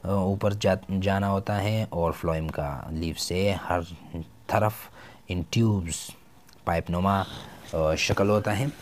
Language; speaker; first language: Urdu; non-native, local second language; Pashto